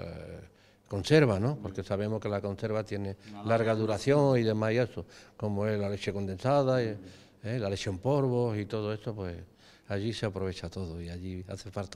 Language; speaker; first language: Spanish; native; Spanish